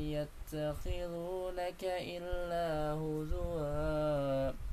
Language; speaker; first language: Arabic; non-native, learner; Indonesian